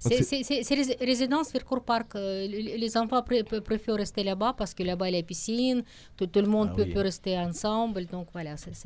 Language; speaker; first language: French; non-native, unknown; Russian